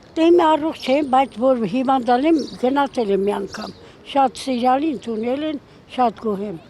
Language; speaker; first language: Armenian; native; Armenian